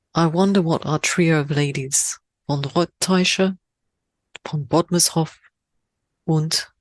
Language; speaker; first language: German; non-native, fluent; English